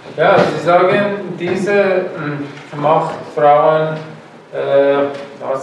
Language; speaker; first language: German; non-native, learner; Persian